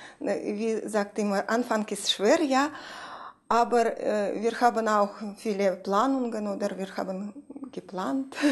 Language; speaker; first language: German; non-native, learner; Russian